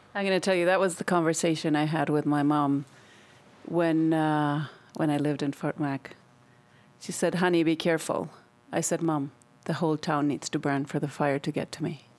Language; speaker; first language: English; non-native, fluent; Spanish